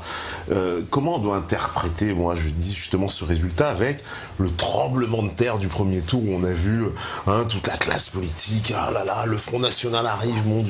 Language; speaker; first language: French; native; French